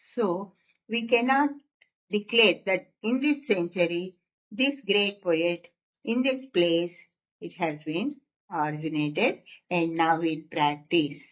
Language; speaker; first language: English; non-native, local second language; Telugu